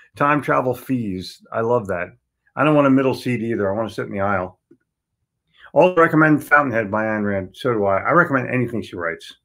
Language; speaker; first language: English; native; English